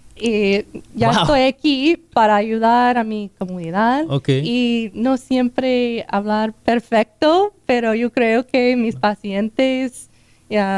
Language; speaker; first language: Spanish; non-native, learner; English